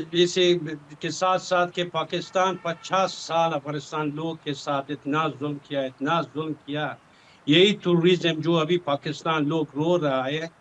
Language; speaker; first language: Hindi; non-native, learner; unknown